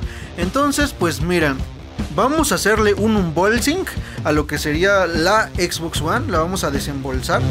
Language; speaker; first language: Spanish; native; Spanish